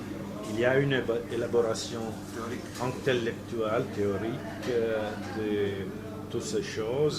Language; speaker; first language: French; non-native, fluent; Italian